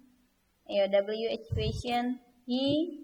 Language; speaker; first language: English; non-native, learner; Indonesian